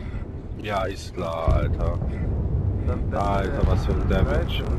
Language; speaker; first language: German; native; German